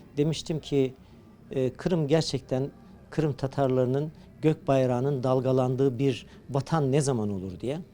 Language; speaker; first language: Turkish; early bilingual, heritage; Crimean Tatar